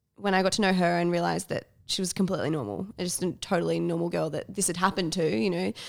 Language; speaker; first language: English; native; English